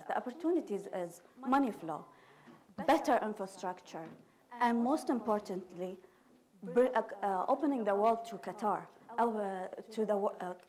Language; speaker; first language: English; non-native, fluent; Arabic